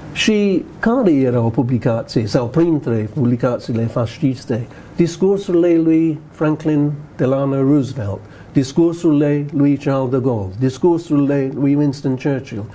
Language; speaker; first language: Romanian; non-native, fluent; English